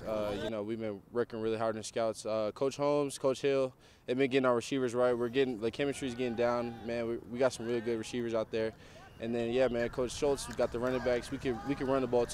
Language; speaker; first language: English; native; English